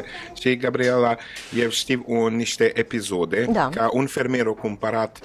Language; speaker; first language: Romanian; non-native, learner; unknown